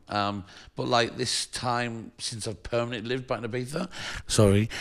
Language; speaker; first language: English; native; English